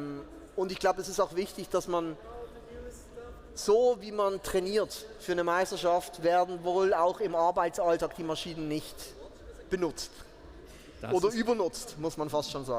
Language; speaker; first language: German; native; German